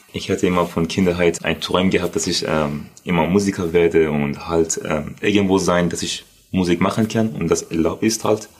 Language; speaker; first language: German; non-native, learner; Persian